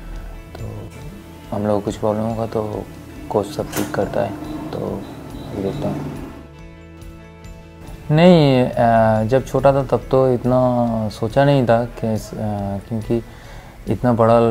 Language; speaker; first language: Hindi; non-native, local second language; Bangla